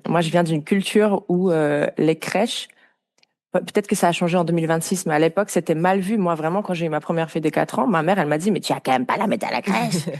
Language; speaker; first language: French; non-native, fluent; Polish